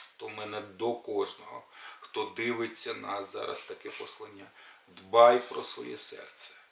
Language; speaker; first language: Ukrainian; native; Ukrainian